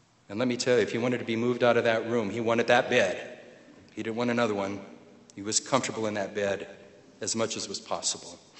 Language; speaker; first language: English; native; English